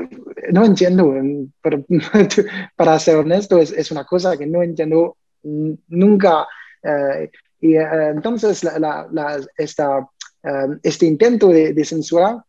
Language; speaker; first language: Spanish; non-native, learner; French